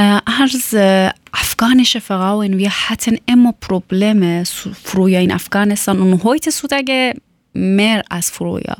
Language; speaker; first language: German; non-native, fluent; Persian